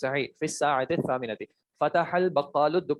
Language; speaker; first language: Arabic; non-native, fluent; Urdu